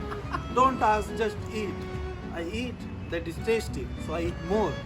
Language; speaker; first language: English; non-native, learner; Hindi